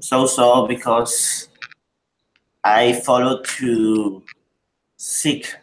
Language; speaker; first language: English; non-native, learner; Spanish